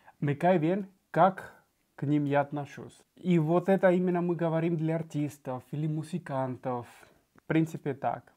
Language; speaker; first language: Russian; non-native, fluent; Spanish